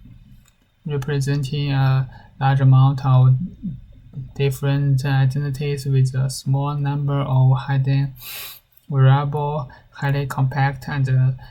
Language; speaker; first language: English; non-native, learner; Chinese